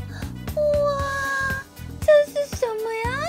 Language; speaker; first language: Chinese; non-native, fluent; Korean